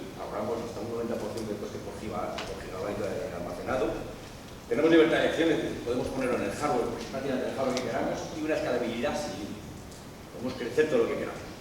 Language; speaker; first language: Spanish; native; Spanish